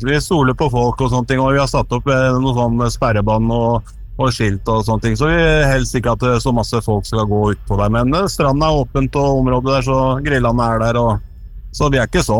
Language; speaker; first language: Norwegian; native; Norwegian